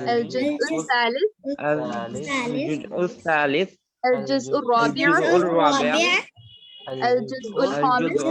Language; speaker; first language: Arabic; non-native, learner; Urdu